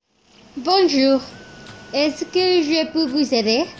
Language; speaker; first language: French; non-native, learner; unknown